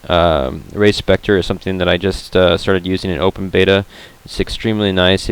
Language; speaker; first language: English; native; English